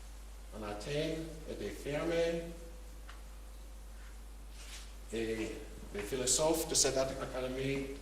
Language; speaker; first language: French; non-native, fluent; English